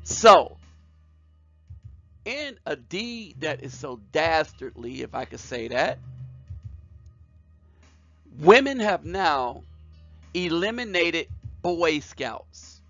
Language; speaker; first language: English; native; English